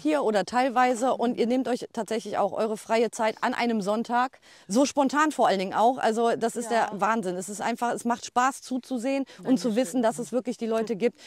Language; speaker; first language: German; native; German